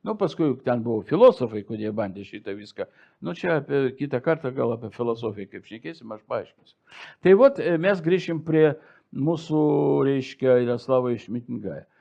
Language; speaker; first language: Lithuanian; non-native, local second language; Russian